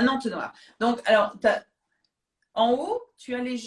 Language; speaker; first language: French; native; French